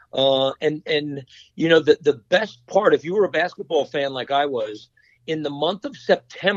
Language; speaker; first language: English; native; English